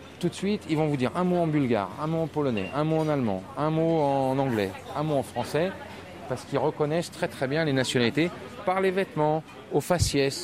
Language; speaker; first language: French; native; French